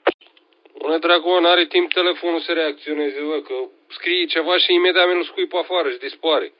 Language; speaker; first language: Romanian; native; Romanian